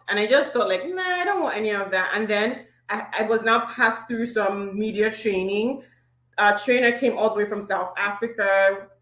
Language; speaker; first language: English; non-native, local second language; Igbo